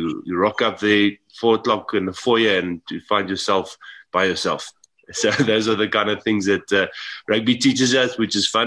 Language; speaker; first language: English; non-native, local second language; Afrikaans